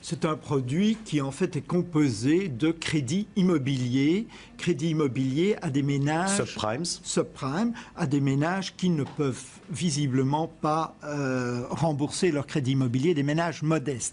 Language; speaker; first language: French; native; French